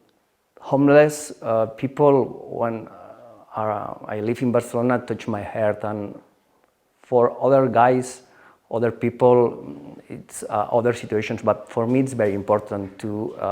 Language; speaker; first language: English; non-native, learner; Spanish